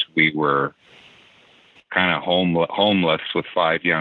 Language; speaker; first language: English; native; English